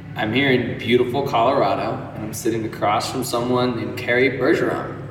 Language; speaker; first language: English; native; English